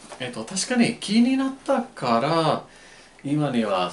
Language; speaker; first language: Japanese; non-native, learner; English